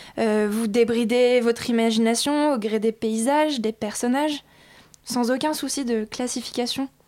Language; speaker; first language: French; native; French